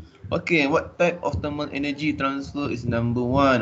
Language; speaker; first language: English; non-native, local second language; Malay